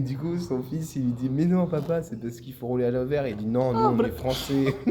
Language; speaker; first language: French; native; French